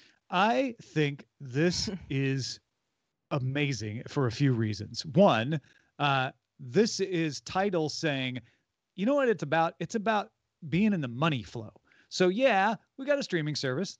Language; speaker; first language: English; native; English